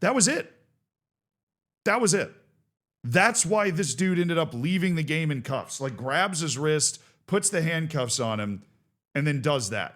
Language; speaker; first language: English; native; English